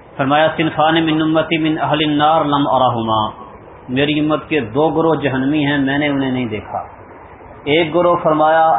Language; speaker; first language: Urdu; non-native, local second language; Punjabi